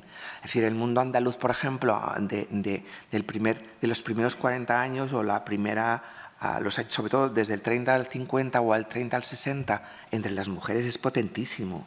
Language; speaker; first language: Spanish; native; Spanish